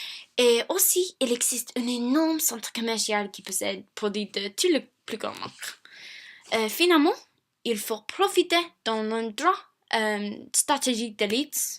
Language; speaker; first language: French; non-native, fluent; English